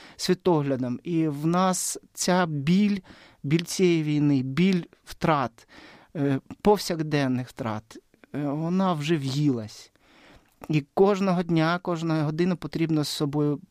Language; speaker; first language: Ukrainian; non-native, local second language; Russian